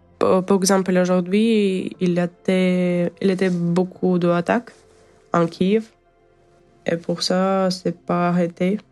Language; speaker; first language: French; non-native, learner; Ukrainian